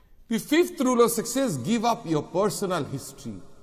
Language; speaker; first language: English; non-native, local second language; Bangla